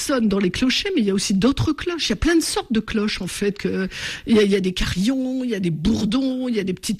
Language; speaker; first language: French; native; French